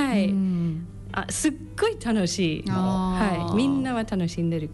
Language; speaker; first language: Japanese; non-native, learner; English